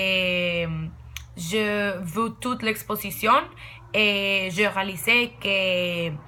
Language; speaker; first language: French; non-native, learner; Spanish